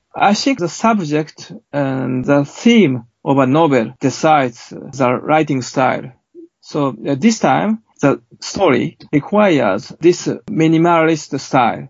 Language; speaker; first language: English; non-native, fluent; Japanese